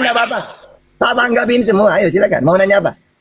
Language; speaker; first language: Indonesian; native; Indonesian